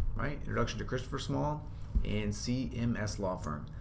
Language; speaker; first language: English; native; English